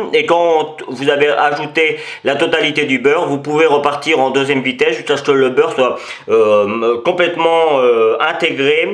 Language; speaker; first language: French; native; French